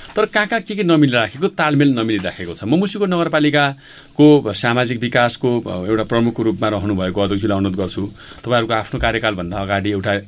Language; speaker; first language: Nepali; native; Nepali